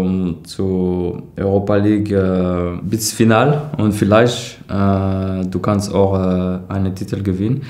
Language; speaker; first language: German; non-native, learner; French